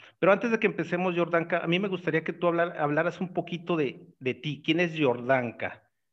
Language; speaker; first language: Spanish; native; Spanish